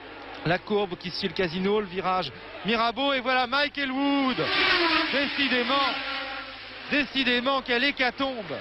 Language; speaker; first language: French; native; French